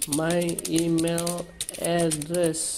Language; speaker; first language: English; non-native, learner; Indonesian